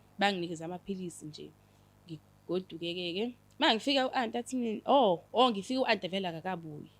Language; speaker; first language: Zulu; native; Zulu